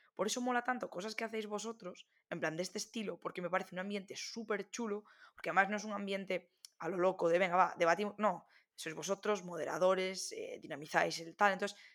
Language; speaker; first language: Spanish; native; Spanish